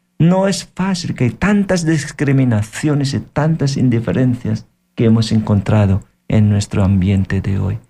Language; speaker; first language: Spanish; non-native, fluent; Filipino